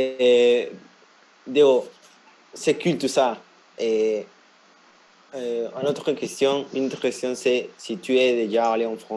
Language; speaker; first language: French; non-native, fluent; Spanish